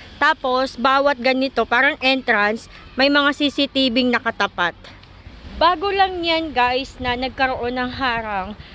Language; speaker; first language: Filipino; native; Filipino